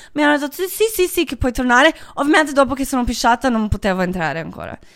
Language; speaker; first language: Italian; native; Italian